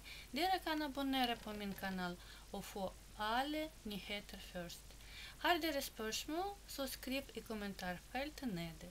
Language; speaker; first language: Norwegian; non-native, learner; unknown